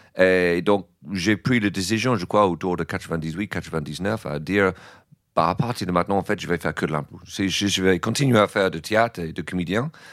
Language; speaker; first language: French; non-native, fluent; English